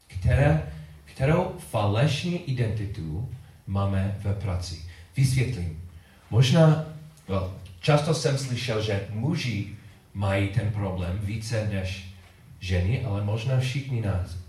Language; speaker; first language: Czech; non-native, learner; English